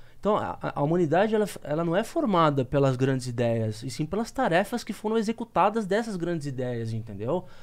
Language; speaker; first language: Portuguese; native; Portuguese